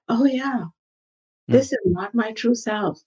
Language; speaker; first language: English; non-native, local second language; Hindi